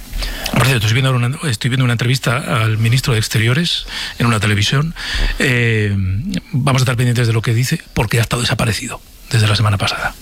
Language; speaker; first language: Spanish; native; Spanish